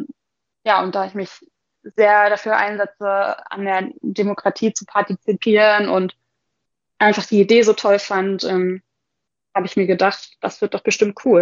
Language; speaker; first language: German; native; German